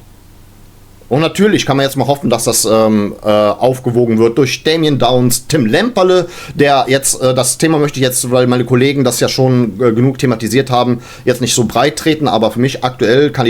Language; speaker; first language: German; native; German